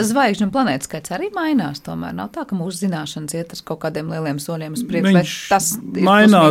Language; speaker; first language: Latvian; native; Latvian